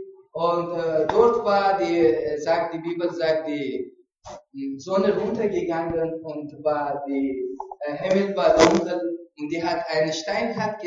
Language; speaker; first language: German; non-native, learner; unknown